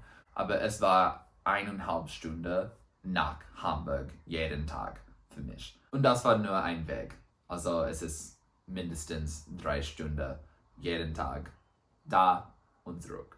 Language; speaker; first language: German; non-native, learner; English